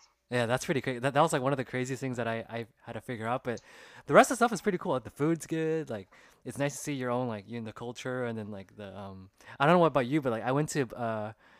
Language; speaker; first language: English; early bilingual, other home language; Vietnamese